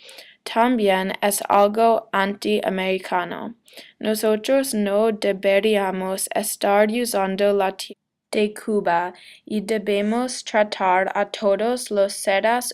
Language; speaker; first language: Spanish; non-native, learner; English